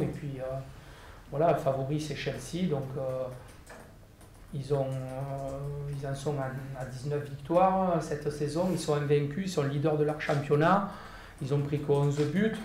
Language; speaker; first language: French; native; French